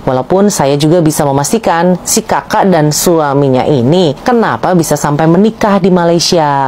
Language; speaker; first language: Indonesian; native; Indonesian